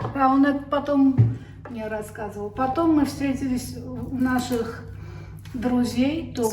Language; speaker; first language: Russian; non-native, local second language; Armenian